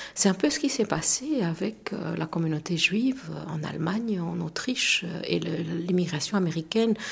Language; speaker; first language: French; non-native, fluent; Romanian